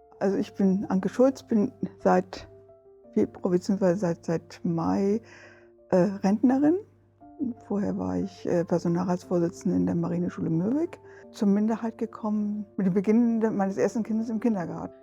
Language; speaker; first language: German; native; German